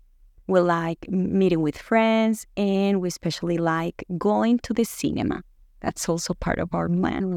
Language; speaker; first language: English; non-native, fluent; Spanish